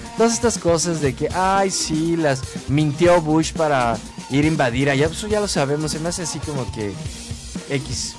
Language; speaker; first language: Spanish; native; Spanish